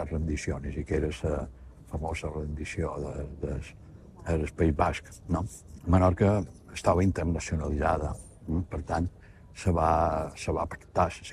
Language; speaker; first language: Catalan; native; Catalan